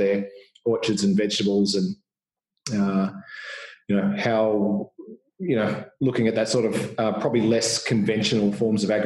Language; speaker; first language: English; native; English